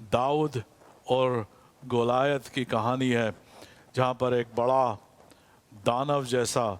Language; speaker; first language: Hindi; non-native, fluent; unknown